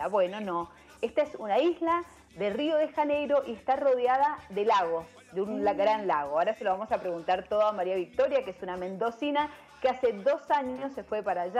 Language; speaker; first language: Spanish; native; Spanish